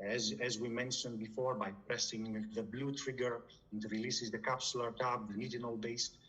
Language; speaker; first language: English; non-native, fluent; Greek